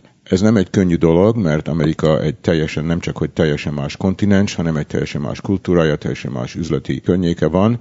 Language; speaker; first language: Hungarian; early bilingual, heritage; Hungarian